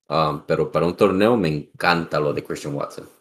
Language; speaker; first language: Spanish; early bilingual, heritage; Spanish